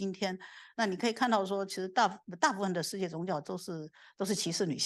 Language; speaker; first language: Chinese; native; Chinese